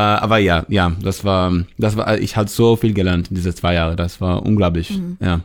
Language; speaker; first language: German; non-native, fluent; Hebrew